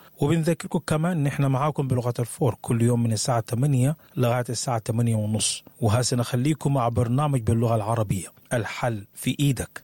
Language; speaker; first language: Arabic; non-native, local second language; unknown